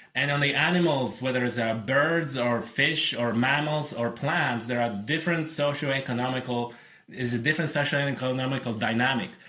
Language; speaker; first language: English; non-native, fluent; Polish